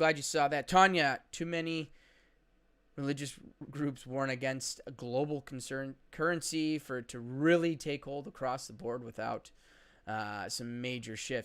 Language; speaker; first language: English; native; English